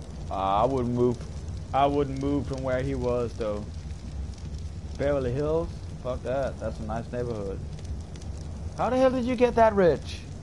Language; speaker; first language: English; non-native, fluent; Danish